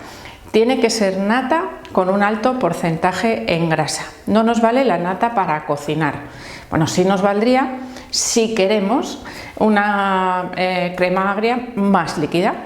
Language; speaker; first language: Spanish; native; Spanish